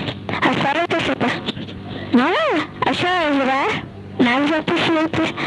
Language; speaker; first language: Russian; native; Russian